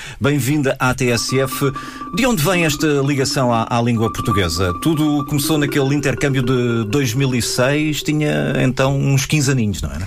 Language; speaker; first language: Portuguese; native; Portuguese